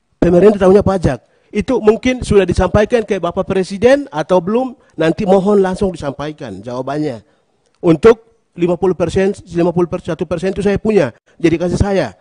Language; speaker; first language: Indonesian; non-native, local second language; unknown